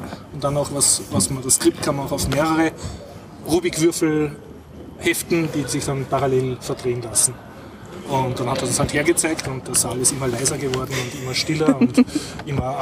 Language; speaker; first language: German; native; German